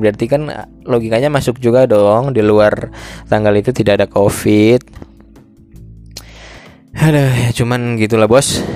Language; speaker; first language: Indonesian; native; Indonesian